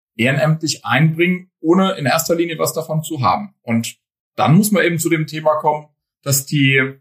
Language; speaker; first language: German; native; German